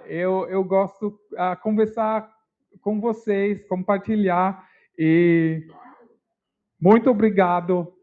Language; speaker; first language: Portuguese; non-native, learner; English